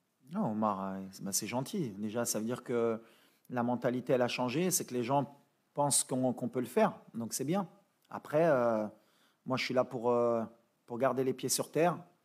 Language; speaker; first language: French; early bilingual, other home language; Arabic